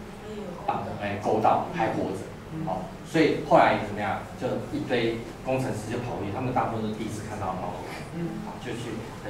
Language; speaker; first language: Chinese; native; Chinese